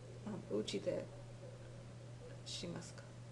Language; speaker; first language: Japanese; non-native, learner; English